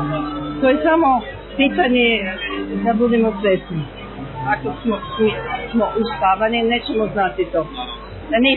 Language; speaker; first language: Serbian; early bilingual, heritage; Serbian